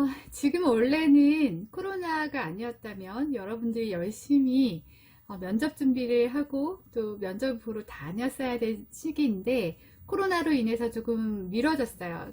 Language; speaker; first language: Korean; native; Korean